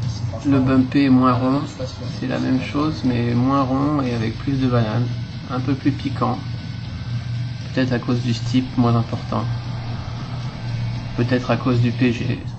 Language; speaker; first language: French; native; French